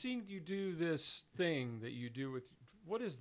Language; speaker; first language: English; native; English